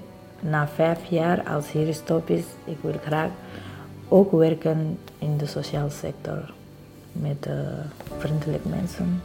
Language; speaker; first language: Dutch; non-native, learner; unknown